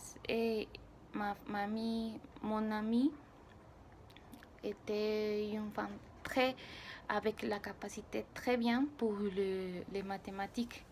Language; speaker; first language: French; non-native, learner; Spanish